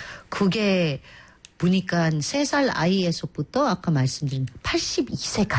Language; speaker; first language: Korean; native; Korean